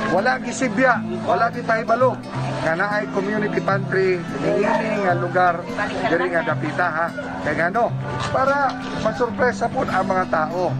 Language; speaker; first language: Cebuano; native; Cebuano